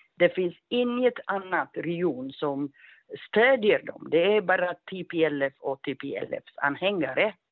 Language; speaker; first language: Swedish; non-native, fluent; Amharic